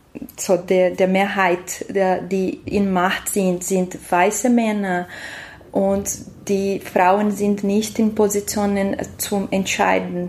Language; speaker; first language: German; non-native, fluent; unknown